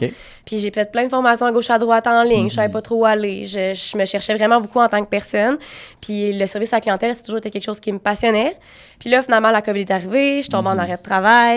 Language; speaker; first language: French; native; French